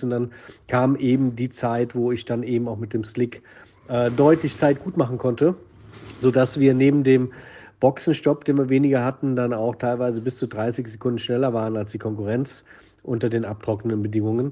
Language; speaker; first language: German; native; German